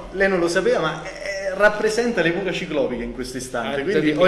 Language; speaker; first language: Italian; native; Italian